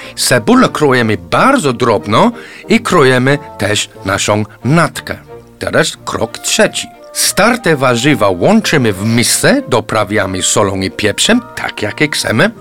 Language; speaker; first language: Polish; non-native, fluent; English